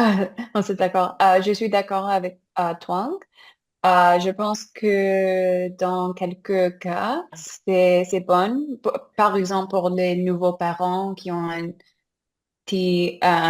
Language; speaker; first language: French; non-native, fluent; English